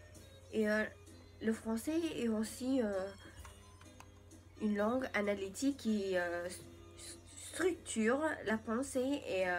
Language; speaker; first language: French; non-native, learner; English